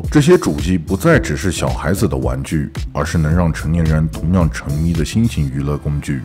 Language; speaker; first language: Chinese; native; Chinese